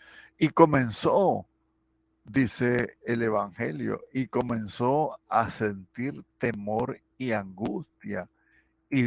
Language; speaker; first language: Spanish; native; Spanish